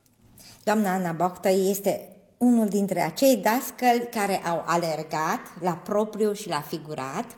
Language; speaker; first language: Romanian; native; Romanian